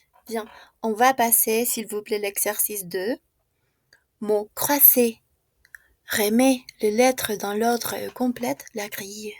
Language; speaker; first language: French; non-native, fluent; Spanish